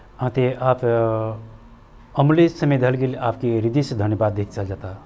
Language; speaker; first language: Bhojpuri; non-native, local second language; Dangaura Tharu